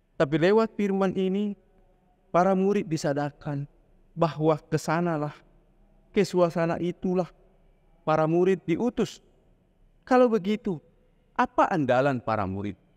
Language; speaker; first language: Indonesian; non-native, local second language; Batak Toba